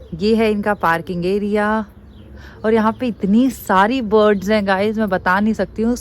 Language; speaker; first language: Hindi; native; Hindi